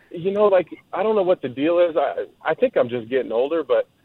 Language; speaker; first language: English; native; English